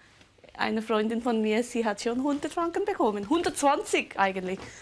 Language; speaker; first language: German; non-native, local second language; Tibetan